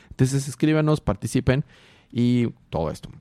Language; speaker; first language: Spanish; native; Spanish